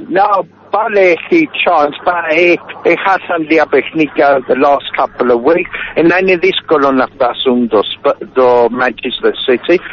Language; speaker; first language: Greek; early bilingual, heritage; Greek